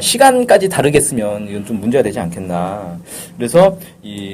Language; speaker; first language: Korean; native; Korean